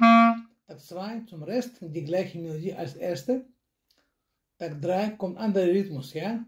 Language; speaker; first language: German; non-native, fluent; Russian